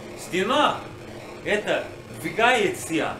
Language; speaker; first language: Russian; non-native, learner; English